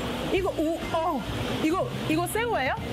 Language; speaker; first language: Korean; non-native, learner; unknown